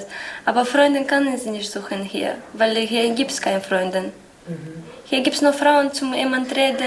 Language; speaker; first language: German; non-native, learner; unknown